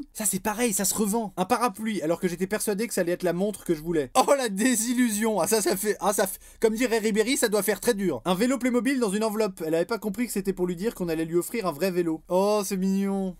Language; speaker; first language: French; native; French